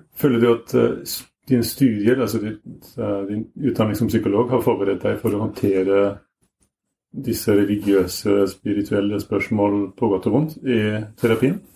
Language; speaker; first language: Norwegian; non-native, fluent; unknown